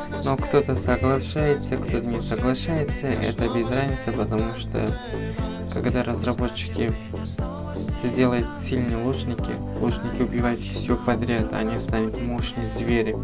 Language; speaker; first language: Russian; non-native, fluent; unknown